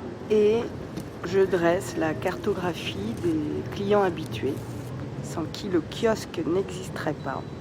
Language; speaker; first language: French; native; French